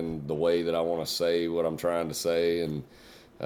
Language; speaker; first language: English; native; English